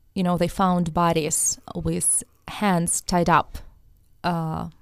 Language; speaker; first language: English; non-native, fluent; Russian